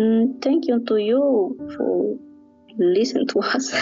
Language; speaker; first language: English; non-native, learner; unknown